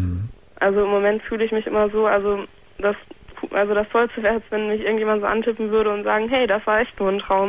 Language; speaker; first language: German; native; German